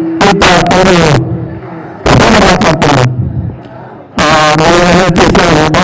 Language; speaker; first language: Telugu; non-native, learner; Malayalam